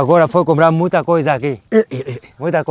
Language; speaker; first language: Portuguese; non-native, learner; Vietnamese